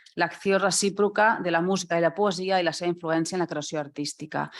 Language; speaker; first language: Spanish; non-native, local second language; Catalan